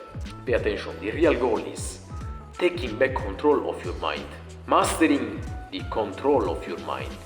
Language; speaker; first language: English; non-native, fluent; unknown